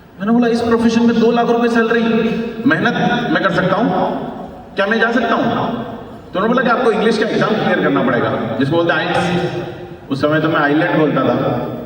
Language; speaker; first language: Hindi; native; Hindi